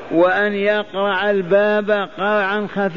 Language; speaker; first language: Arabic; native; Arabic